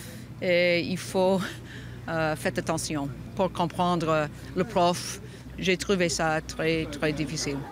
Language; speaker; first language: French; non-native, fluent; English